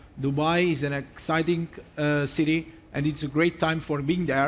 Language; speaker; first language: English; non-native, fluent; Italian